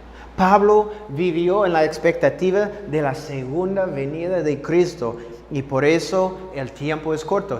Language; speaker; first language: Spanish; non-native, fluent; English